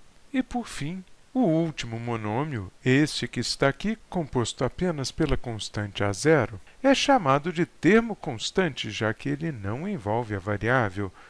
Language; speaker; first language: Portuguese; native; Portuguese